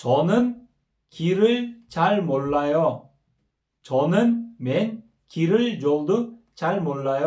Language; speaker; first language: Korean; non-native, fluent; Kyrgyz